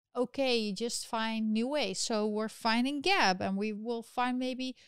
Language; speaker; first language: English; non-native, fluent; Dutch